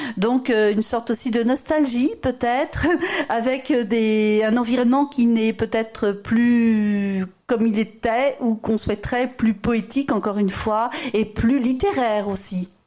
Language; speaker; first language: French; native; French